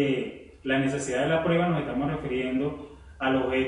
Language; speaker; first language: Spanish; native; Spanish